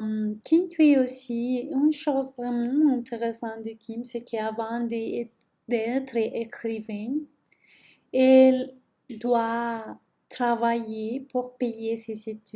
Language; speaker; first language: French; non-native, learner; Spanish